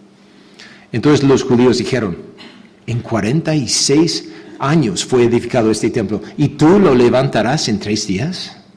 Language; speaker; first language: Spanish; non-native, fluent; English